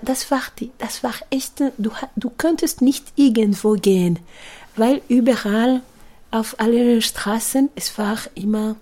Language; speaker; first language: German; non-native, fluent; Kinyarwanda